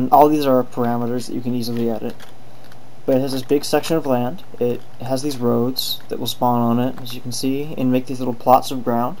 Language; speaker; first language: English; native; English